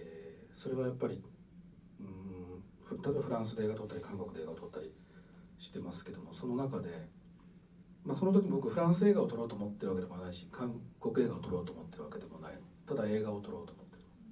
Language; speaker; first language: Japanese; native; Japanese